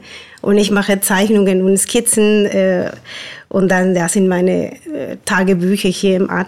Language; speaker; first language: German; non-native, fluent; Spanish